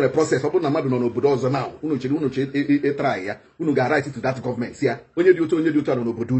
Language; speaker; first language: Igbo; native; Igbo